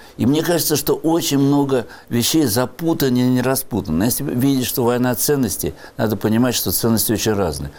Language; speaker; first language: Russian; native; Russian